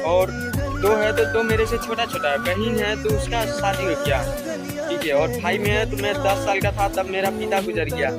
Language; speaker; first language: Hindi; non-native, local second language; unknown